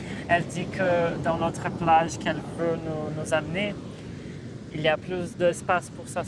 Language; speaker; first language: French; non-native, fluent; Portuguese